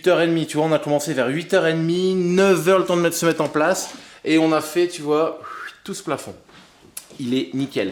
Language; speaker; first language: French; native; French